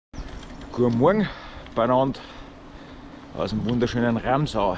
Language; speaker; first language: German; native; German